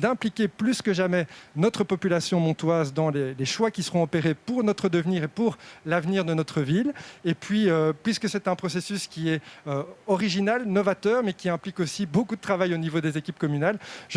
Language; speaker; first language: French; native; French